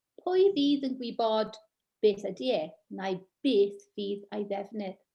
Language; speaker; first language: Welsh; non-native, local second language; English